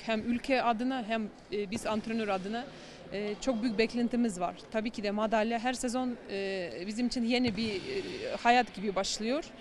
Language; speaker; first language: Turkish; non-native, fluent; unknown